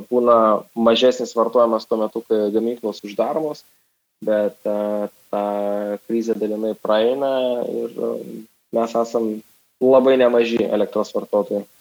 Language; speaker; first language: Lithuanian; non-native, local second language; Russian